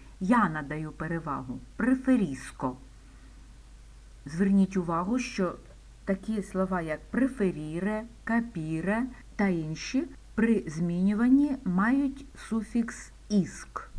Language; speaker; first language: Ukrainian; native; Ukrainian